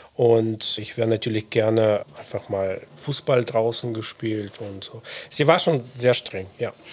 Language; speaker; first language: German; non-native, fluent; Russian